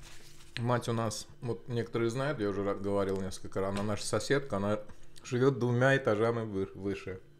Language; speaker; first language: Russian; non-native, local second language; Azerbaijani